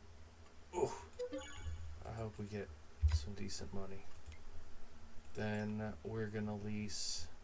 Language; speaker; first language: English; native; English